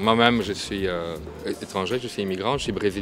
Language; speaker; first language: French; native; French